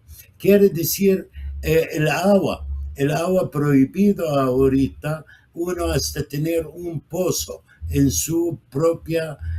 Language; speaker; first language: Spanish; non-native, fluent; Arabic